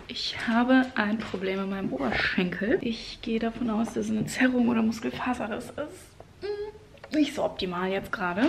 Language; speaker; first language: German; native; German